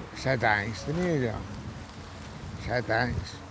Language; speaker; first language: Catalan; native; Catalan